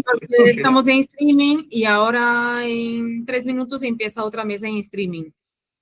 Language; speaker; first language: Spanish; non-native, fluent; Portuguese